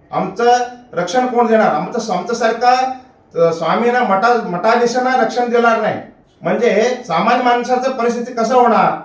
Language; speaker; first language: Marathi; non-native, local second language; Kannada